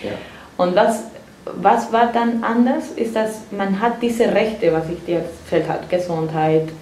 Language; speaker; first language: German; non-native, fluent; Spanish